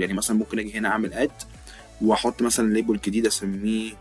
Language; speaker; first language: Arabic; native; Arabic